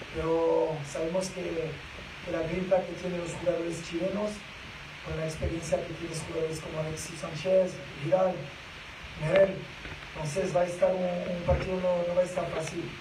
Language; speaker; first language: Spanish; non-native, fluent; French